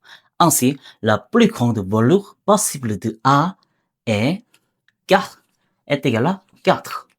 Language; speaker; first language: French; non-native, learner; Korean